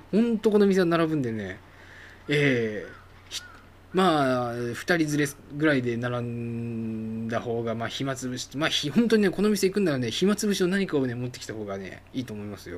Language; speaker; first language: Japanese; native; Japanese